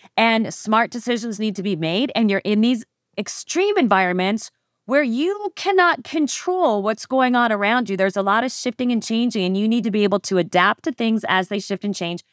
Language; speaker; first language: English; native; English